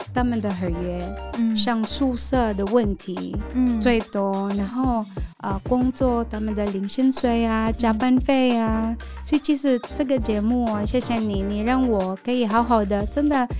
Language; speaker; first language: Chinese; non-native, fluent; Filipino